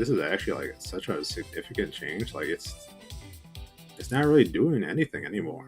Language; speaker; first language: English; native; English